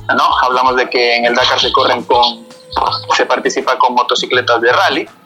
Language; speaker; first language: Spanish; native; Spanish